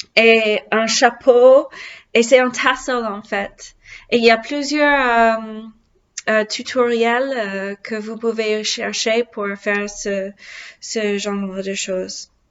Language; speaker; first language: French; non-native, learner; English